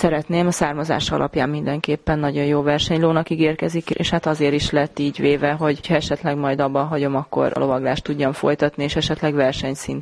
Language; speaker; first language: Hungarian; native; Hungarian